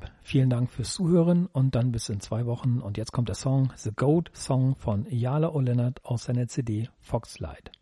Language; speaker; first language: German; native; German